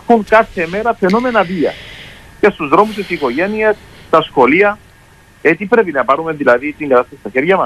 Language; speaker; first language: Greek; native; Greek